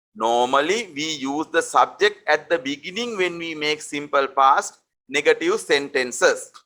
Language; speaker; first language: English; non-native, local second language; Sinhala